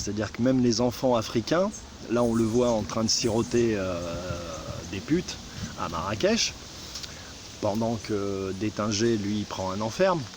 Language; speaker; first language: French; native; French